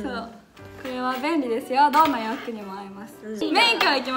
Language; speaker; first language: Japanese; native; Japanese